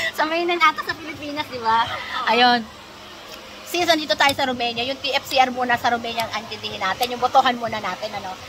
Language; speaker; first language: Filipino; native; Filipino